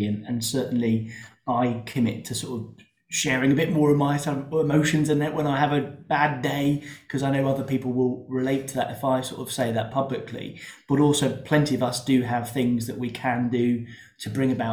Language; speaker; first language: English; native; English